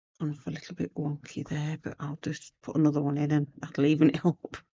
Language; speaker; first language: English; native; English